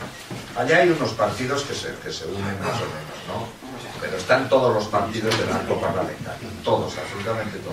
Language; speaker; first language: Spanish; native; Spanish